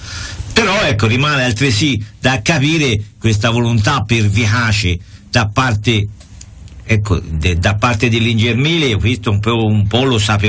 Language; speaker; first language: Italian; native; Italian